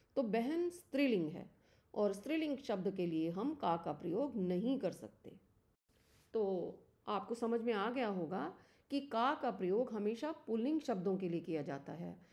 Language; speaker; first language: Hindi; native; Hindi